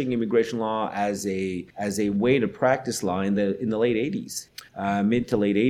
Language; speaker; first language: English; native; English